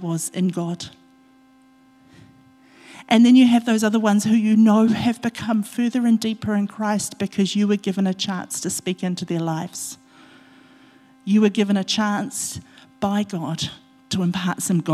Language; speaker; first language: English; native; English